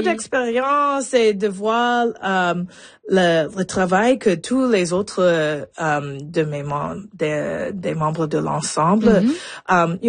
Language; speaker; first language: French; non-native, local second language; English